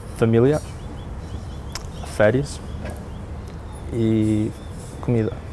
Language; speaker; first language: Portuguese; early bilingual, heritage; Portuguese